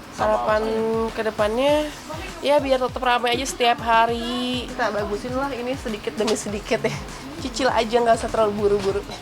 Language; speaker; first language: Indonesian; native; Indonesian